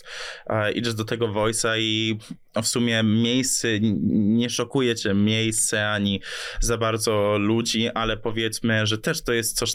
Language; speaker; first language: Polish; early bilingual, heritage; English